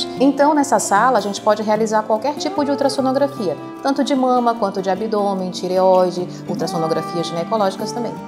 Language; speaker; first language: Portuguese; native; Portuguese